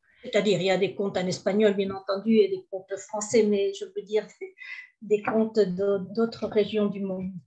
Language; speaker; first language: French; early bilingual, heritage; French